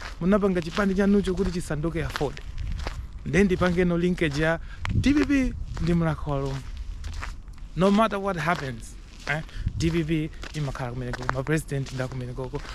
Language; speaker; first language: Nyanja; native; Nyanja